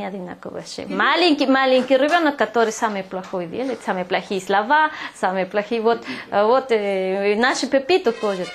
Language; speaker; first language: Russian; non-native, fluent; Spanish